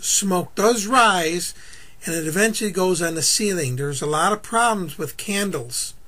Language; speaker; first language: English; native; English